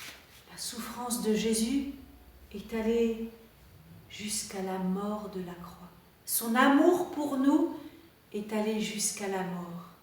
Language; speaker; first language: French; native; French